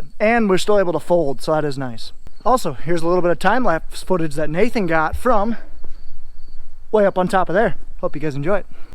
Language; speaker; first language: English; native; English